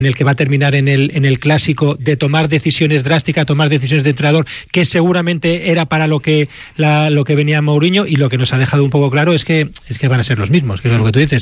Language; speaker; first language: Spanish; native; Spanish